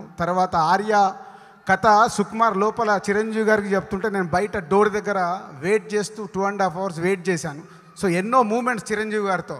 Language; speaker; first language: Telugu; native; Telugu